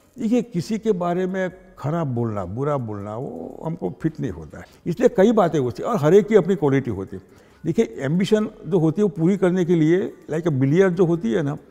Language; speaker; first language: Hindi; non-native, local second language; Gujarati